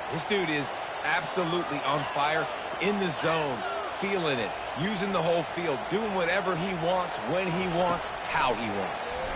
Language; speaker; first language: English; native; English